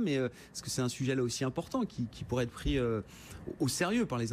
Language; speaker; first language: French; native; French